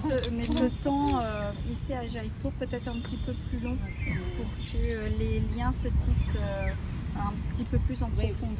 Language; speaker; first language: French; native; French